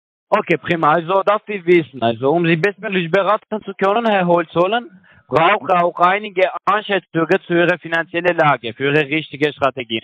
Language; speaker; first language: German; non-native, learner; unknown